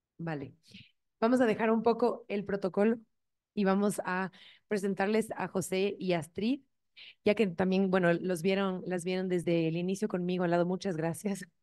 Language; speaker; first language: Spanish; native; Spanish